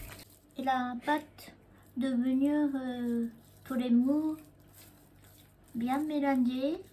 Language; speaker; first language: French; non-native, learner; Japanese